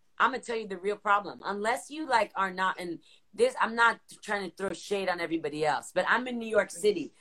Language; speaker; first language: English; native; English